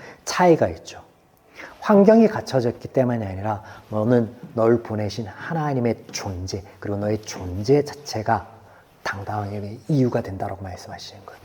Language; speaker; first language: Korean; native; Korean